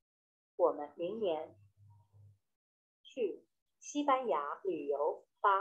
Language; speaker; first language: Chinese; non-native, learner; Vietnamese